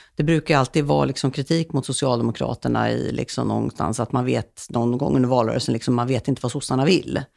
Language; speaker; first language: Swedish; native; Swedish